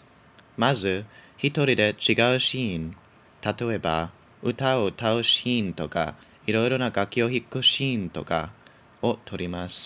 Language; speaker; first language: Japanese; non-native, learner; English